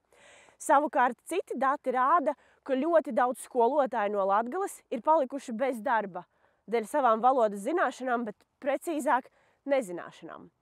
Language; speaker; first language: Latvian; native; Latvian